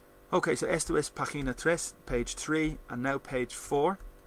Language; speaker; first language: Spanish; non-native, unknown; English